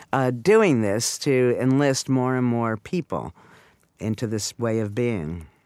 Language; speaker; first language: English; native; English